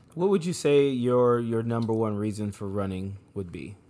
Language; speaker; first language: English; native; English